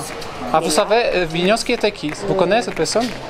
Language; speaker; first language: French; non-native, learner; Polish